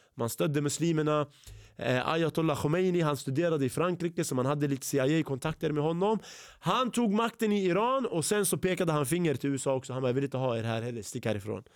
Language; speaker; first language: Swedish; early bilingual, other home language; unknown